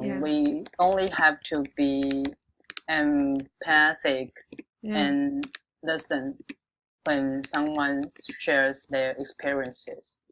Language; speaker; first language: English; non-native, local second language; Chinese